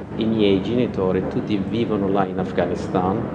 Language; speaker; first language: Italian; non-native, learner; Persian